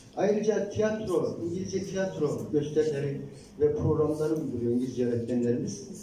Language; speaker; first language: Turkish; native; Turkish